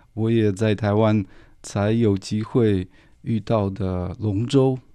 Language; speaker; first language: Chinese; non-native, fluent; Russian